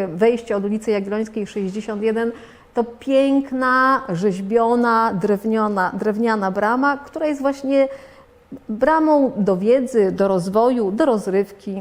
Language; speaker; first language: Polish; native; Polish